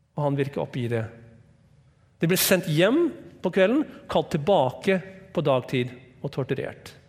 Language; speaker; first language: Norwegian; non-native, fluent; English